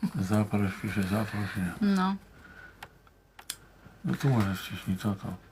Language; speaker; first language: Polish; native; Polish